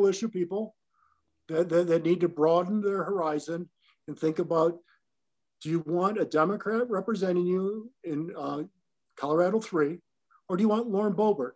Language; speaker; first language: English; native; English